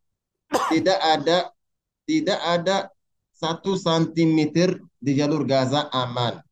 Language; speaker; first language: Indonesian; non-native, learner; Arabic